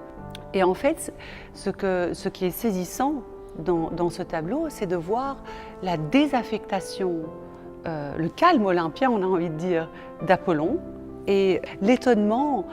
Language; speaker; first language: French; native; French